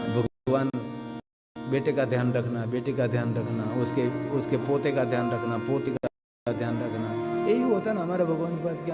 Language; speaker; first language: Hindi; non-native, local second language; Gujarati